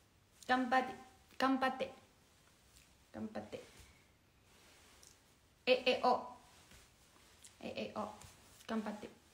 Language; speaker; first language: Japanese; non-native, learner; Chinese